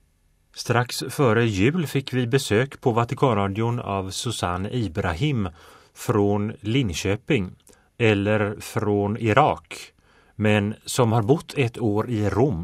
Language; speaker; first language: Swedish; native; Swedish